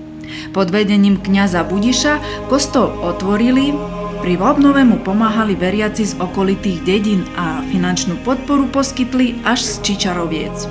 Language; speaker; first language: Slovak; native; Slovak